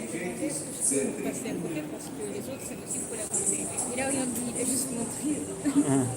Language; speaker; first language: French; non-native, fluent; Russian